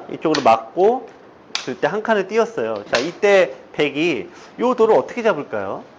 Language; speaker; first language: Korean; native; Korean